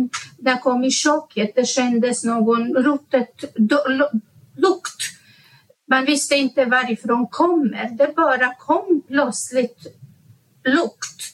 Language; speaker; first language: Swedish; non-native, learner; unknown